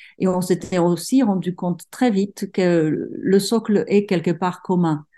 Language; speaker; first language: French; non-native, fluent; Czech